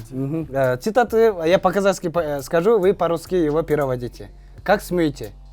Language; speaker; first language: Russian; non-native, local second language; Kazakh